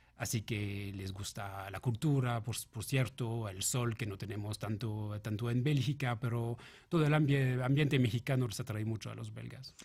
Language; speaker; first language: Spanish; non-native, fluent; French